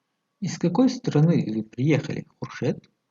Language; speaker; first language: Russian; non-native, fluent; Tajik